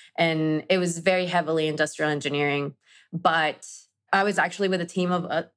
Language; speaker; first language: English; non-native, fluent; Spanish